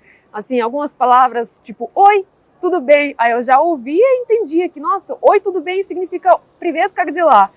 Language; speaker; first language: Portuguese; non-native, fluent; Russian